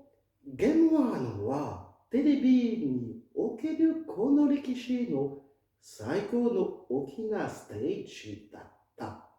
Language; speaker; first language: Japanese; non-native, fluent; French